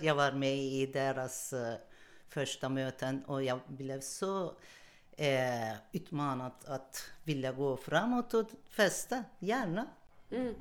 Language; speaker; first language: Swedish; non-native, learner; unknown